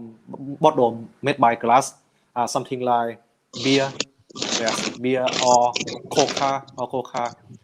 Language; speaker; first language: English; non-native, learner; Vietnamese